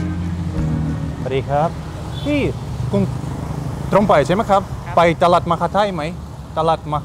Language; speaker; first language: Thai; non-native, learner; Russian